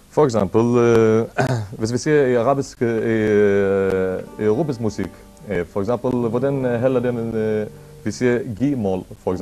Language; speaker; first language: Danish; non-native, learner; Arabic